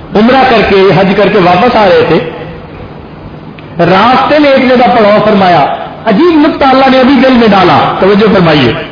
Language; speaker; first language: Urdu; non-native, local second language; Punjabi